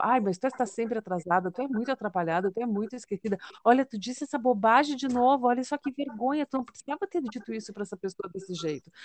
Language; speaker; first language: Portuguese; native; Portuguese